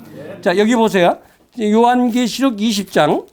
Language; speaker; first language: Korean; native; Korean